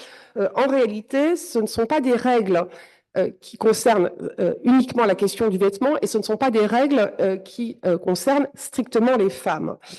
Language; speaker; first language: French; native; French